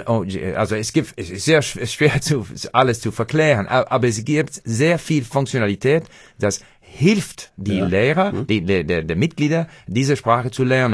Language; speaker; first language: German; non-native, learner; English